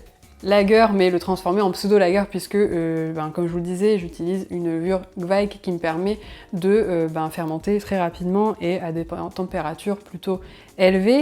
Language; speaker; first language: French; native; French